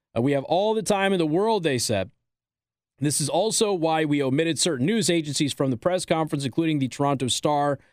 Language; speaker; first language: English; native; English